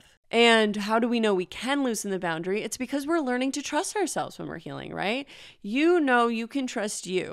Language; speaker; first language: English; native; English